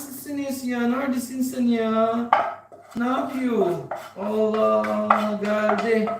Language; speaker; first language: Turkish; non-native, learner; Filipino